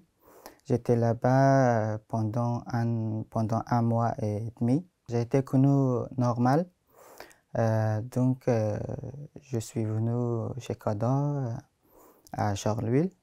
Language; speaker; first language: French; non-native, learner; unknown